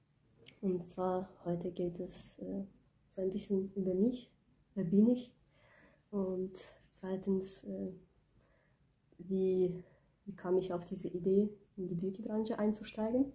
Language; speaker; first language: German; early bilingual, other home language; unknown